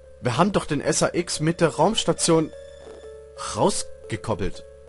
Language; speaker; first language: German; native; German